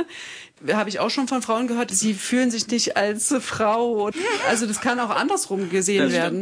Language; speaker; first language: German; native; German